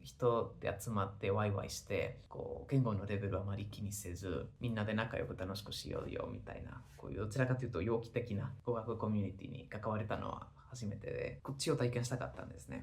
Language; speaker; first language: Japanese; non-native, fluent; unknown